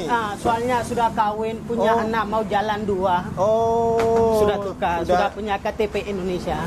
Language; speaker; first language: Malay; native; Malay